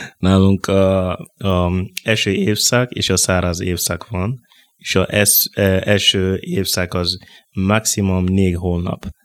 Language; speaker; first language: Hungarian; non-native, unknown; Mossi